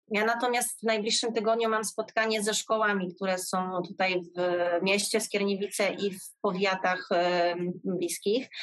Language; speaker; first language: Polish; native; Polish